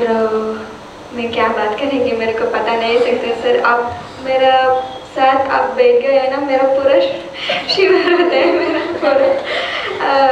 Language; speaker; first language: Hindi; non-native, local second language; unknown